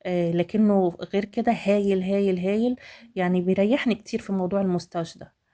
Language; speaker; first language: Arabic; native; Arabic